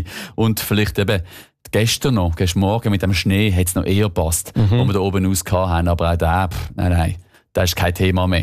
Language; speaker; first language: German; native; German